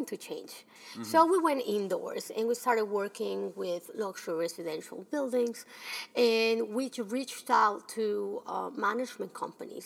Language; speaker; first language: English; early bilingual, other home language; Spanish